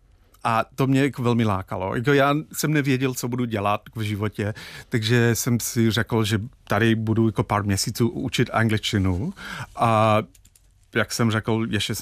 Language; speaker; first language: Czech; non-native, fluent; English